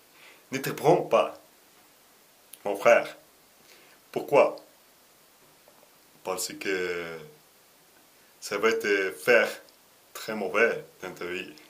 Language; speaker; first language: French; non-native, learner; Russian